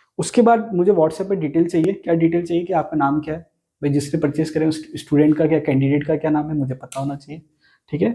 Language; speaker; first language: Hindi; native; Hindi